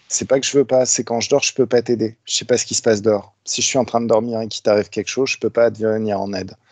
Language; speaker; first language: French; native; French